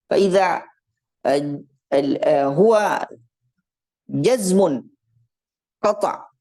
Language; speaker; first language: Arabic; non-native, fluent; Indonesian